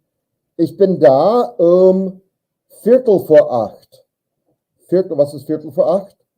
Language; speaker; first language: German; non-native, learner; English